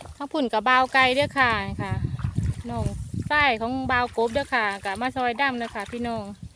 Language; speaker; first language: Thai; native; Thai